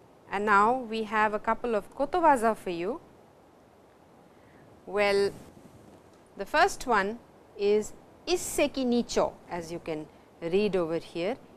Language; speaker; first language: English; non-native, local second language; Hindi